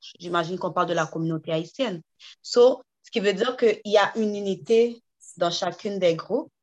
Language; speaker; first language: French; native; French